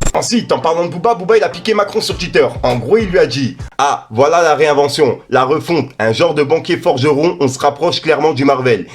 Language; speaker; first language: French; native; French